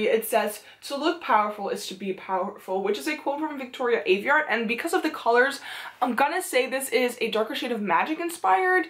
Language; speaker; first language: English; non-native, fluent; Dutch